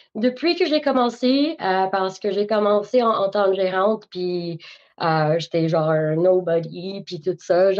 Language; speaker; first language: French; native; French